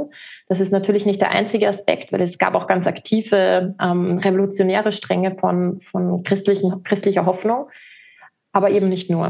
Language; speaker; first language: German; native; German